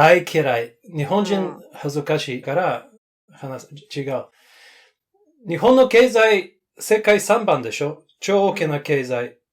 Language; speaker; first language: Japanese; non-native, learner; English